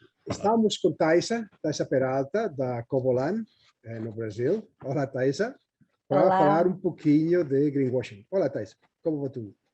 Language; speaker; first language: Portuguese; non-native, fluent; Spanish